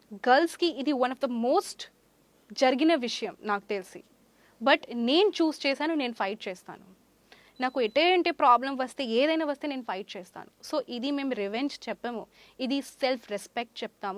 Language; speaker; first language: Telugu; non-native, fluent; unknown